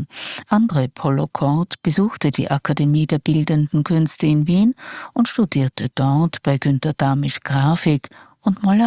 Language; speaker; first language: German; native; German